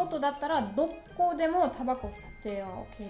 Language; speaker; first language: Japanese; non-native, learner; German